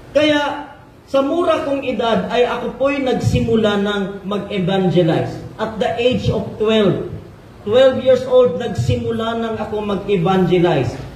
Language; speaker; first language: Filipino; non-native, local second language; Cebuano